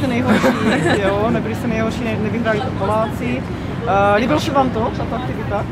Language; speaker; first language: Czech; native; Czech